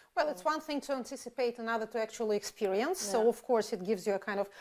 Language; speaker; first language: English; non-native, fluent; Russian